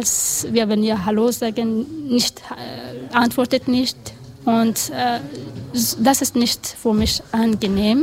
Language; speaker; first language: German; non-native, learner; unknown